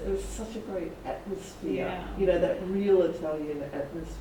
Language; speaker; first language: English; native; English